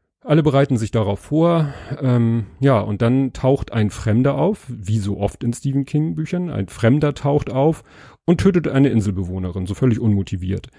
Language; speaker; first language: German; native; German